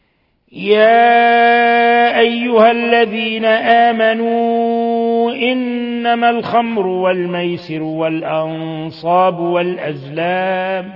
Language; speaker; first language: Arabic; native; Arabic